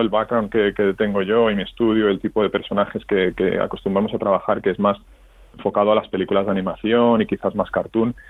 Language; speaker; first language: Spanish; native; Spanish